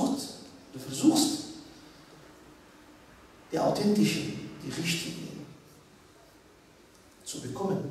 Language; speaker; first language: German; non-native, fluent; Arabic